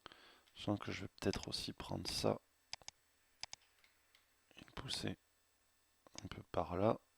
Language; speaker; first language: French; native; French